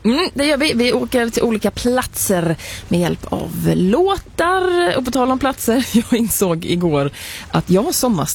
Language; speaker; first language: Swedish; native; Swedish